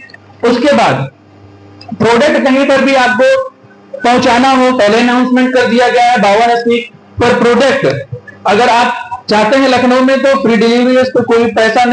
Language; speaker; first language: Hindi; native; Hindi